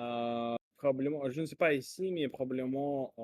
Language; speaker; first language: French; non-native, learner; Russian